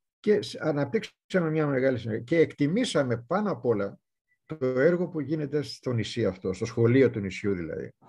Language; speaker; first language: Greek; native; Greek